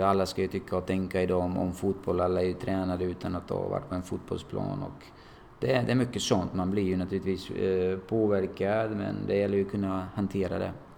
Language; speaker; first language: Swedish; non-native, fluent; Bosnian